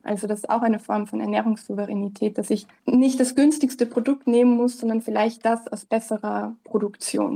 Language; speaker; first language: German; native; German